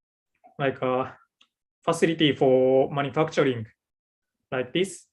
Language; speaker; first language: English; non-native, learner; Japanese